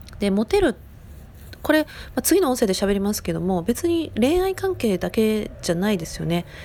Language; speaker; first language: Japanese; native; Japanese